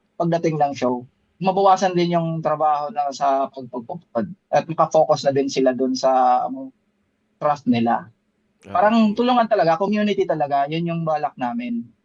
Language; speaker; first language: Filipino; non-native, local second language; Bikol